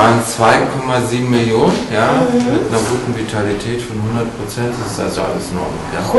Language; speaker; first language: German; native; German